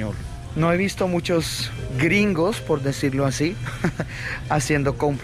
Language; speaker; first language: Spanish; non-native, fluent; Russian